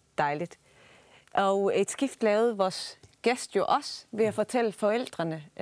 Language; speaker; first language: Danish; early bilingual, other home language; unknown